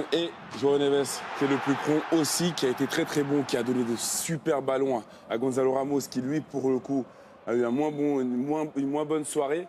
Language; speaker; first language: French; native; French